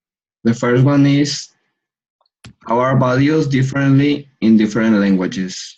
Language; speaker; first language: English; non-native, learner; Spanish